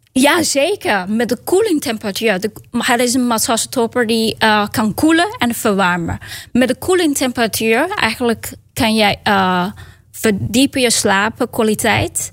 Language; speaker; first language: Dutch; non-native, learner; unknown